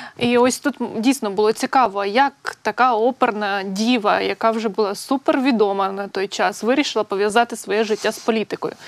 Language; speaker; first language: Ukrainian; native; Ukrainian